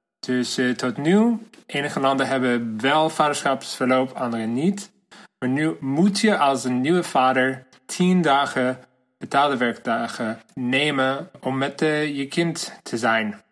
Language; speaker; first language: Dutch; non-native, learner; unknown